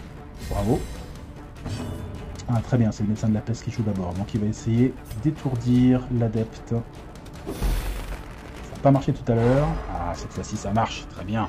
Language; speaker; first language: French; native; French